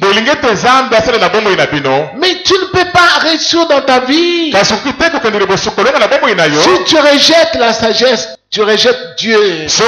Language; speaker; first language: French; non-native, local second language; Lingala